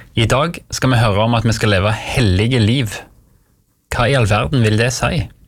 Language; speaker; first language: Norwegian; native; Norwegian